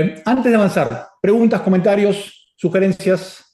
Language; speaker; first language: Spanish; native; Spanish